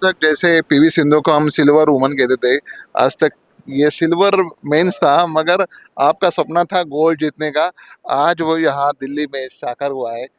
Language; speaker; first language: Hindi; non-native, local second language; Marathi